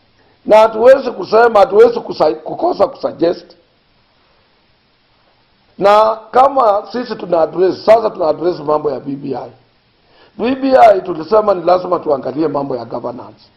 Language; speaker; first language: Swahili; non-native, local second language; Luyia